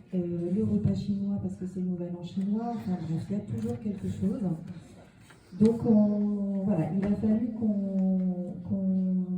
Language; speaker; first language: French; native; French